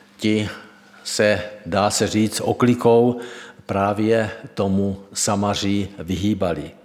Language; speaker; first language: Czech; native; Czech